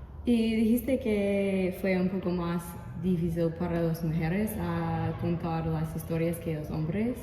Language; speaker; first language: Spanish; non-native, learner; English